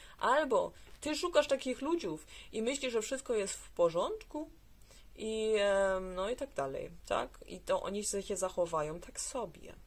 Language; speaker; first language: Polish; early bilingual, heritage; Polish